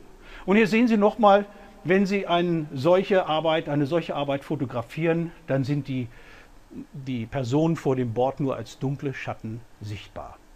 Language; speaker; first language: German; native; German